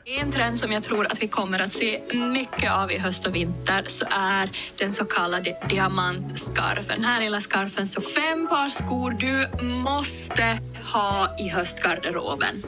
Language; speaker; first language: Swedish; native; Swedish